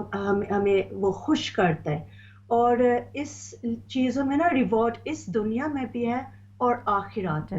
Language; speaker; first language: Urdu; early bilingual, heritage; Urdu